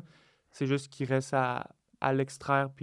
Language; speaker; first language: French; native; French